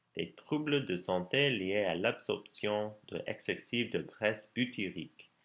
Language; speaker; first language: French; non-native, learner; English